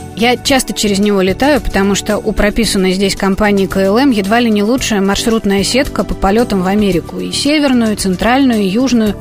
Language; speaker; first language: Russian; native; Russian